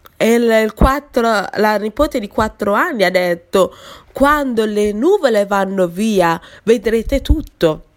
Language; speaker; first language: Italian; non-native, fluent; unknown